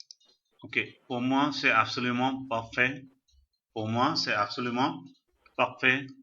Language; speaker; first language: French; non-native, fluent; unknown